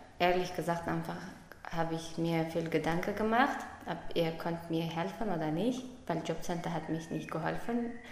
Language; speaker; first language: German; non-native, learner; Armenian